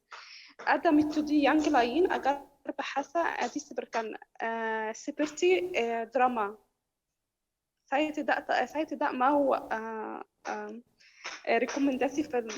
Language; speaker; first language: Indonesian; non-native, learner; Arabic